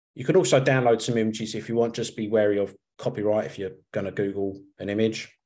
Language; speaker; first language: English; native; English